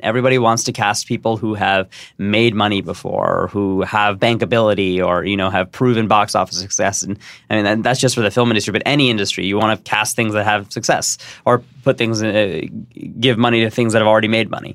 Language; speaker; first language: English; native; English